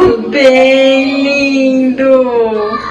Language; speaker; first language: Portuguese; native; Portuguese